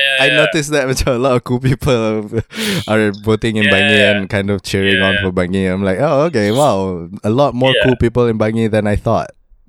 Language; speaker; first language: English; non-native, local second language; Malay